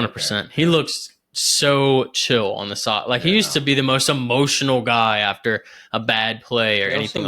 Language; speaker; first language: English; native; English